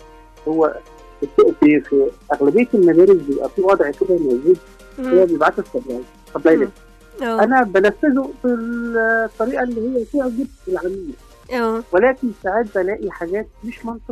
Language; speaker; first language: Arabic; native; Arabic